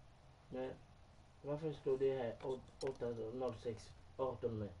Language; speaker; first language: Swedish; non-native, learner; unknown